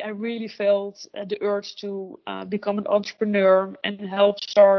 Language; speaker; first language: English; non-native, fluent; Dutch